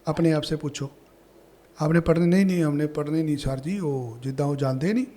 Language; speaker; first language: Hindi; non-native, local second language; Punjabi